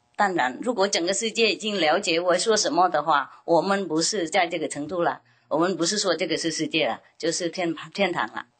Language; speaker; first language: Chinese; non-native, fluent; Vietnamese